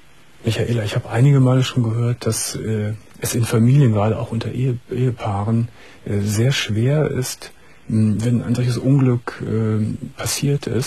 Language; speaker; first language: German; native; German